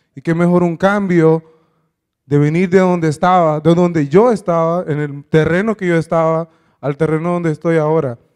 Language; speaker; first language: Spanish; native; Spanish